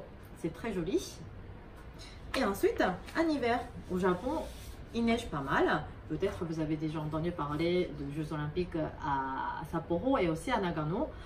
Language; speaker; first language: French; non-native, fluent; Japanese